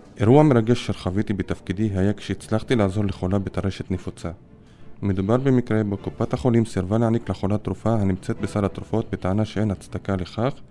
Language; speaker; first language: Hebrew; non-native, local second language; Arabic